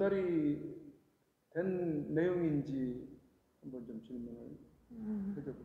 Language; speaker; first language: Korean; native; Korean